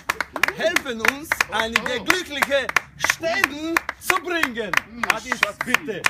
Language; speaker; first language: German; non-native, learner; Bosnian